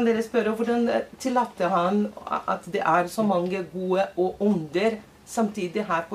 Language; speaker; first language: Norwegian; non-native, fluent; Portuguese